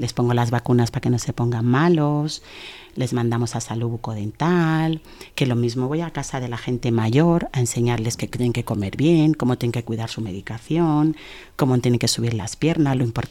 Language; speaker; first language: Spanish; early bilingual, other home language; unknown